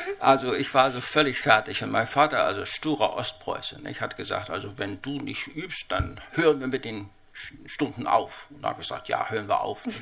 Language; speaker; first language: German; early bilingual, heritage; Chinese